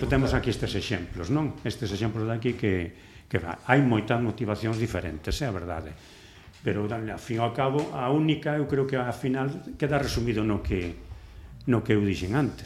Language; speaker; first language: Galician; native; Galician